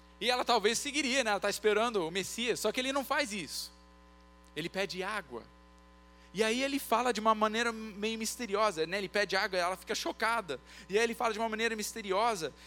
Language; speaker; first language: Portuguese; early bilingual, other home language; English